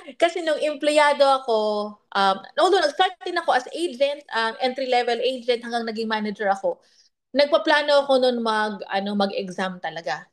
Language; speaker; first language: Filipino; non-native, local second language; Bikol